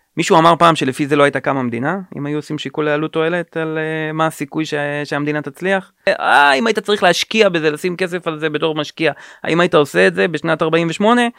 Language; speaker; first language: Hebrew; native; Hebrew